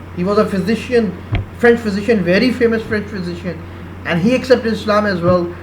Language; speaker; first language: English; non-native, local second language; Urdu